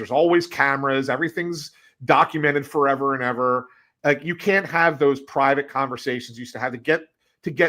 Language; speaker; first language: English; native; English